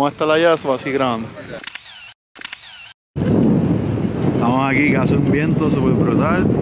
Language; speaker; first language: Spanish; native; Spanish